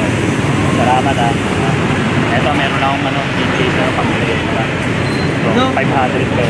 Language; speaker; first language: Filipino; native; Filipino